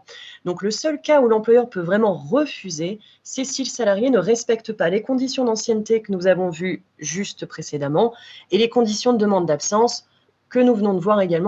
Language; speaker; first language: French; native; French